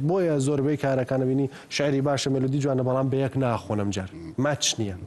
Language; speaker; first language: Central Kurdish; early bilingual, heritage; Central Kurdish